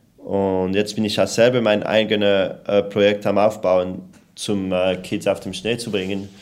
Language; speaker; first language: German; non-native, local second language; French